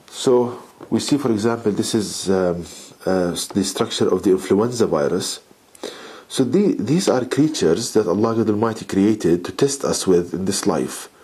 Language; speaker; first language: English; non-native, fluent; Arabic